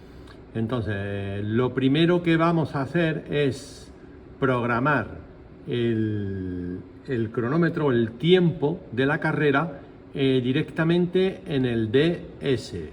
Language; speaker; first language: Spanish; native; Spanish